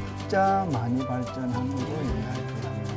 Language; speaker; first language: Korean; native; Korean